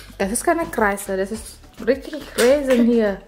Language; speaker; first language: German; non-native, learner; Indonesian